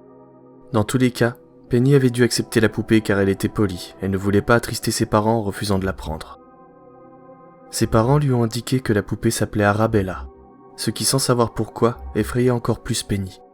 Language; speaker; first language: French; native; French